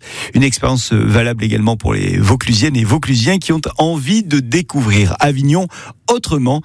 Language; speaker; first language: French; native; French